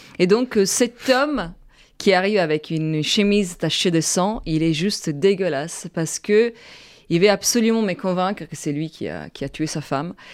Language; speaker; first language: French; non-native, fluent; Italian